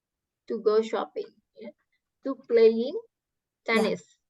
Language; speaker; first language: English; non-native, fluent; Indonesian